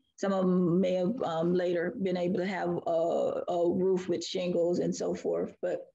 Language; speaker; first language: English; native; English